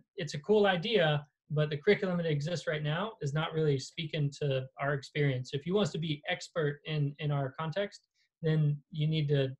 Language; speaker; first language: English; native; English